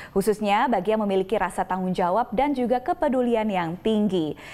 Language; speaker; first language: Indonesian; native; Indonesian